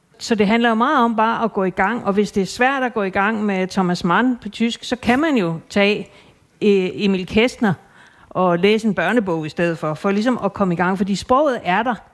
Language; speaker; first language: Danish; native; Danish